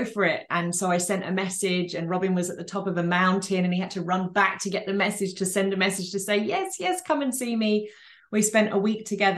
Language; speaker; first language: English; native; English